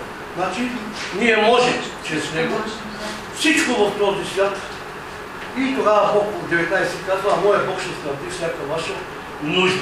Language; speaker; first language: Bulgarian; non-native, local second language; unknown